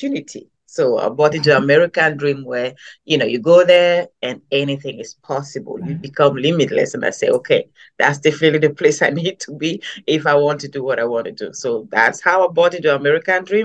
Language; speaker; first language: English; non-native, local second language; French